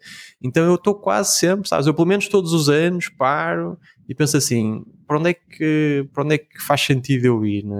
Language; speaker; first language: Portuguese; native; Portuguese